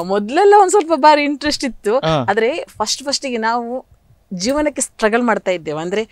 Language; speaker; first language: Kannada; native; Kannada